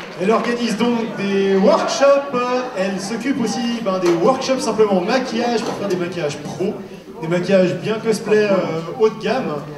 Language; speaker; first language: French; native; French